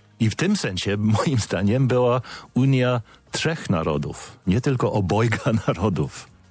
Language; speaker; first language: Polish; non-native, fluent; English